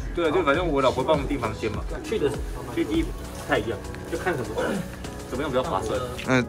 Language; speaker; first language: Chinese; native; Chinese